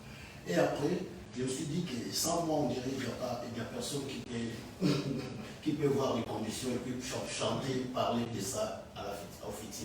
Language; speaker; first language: French; non-native, local second language; Lingala